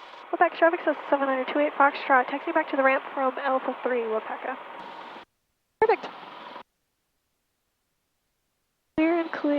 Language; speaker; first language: English; native; English